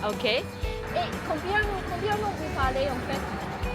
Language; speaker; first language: French; non-native, learner; Chinese